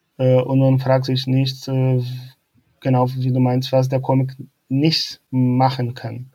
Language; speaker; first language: German; non-native, fluent; Portuguese